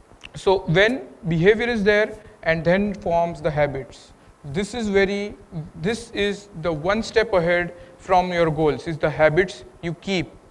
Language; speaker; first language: English; non-native, local second language; Gujarati